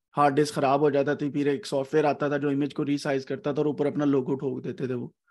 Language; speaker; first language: Urdu; native; Urdu